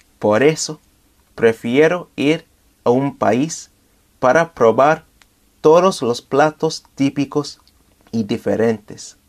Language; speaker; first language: Spanish; non-native, fluent; English